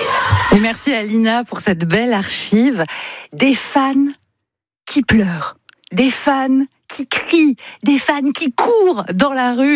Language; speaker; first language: French; native; French